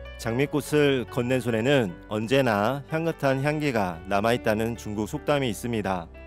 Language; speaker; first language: Korean; native; Korean